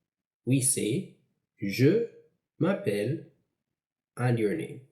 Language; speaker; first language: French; non-native, fluent; English